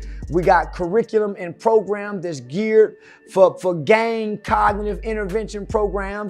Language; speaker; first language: English; native; English